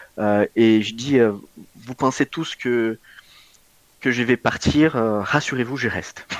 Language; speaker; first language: French; non-native, fluent; Portuguese